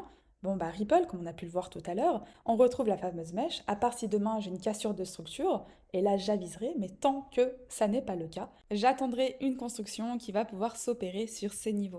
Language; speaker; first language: French; native; French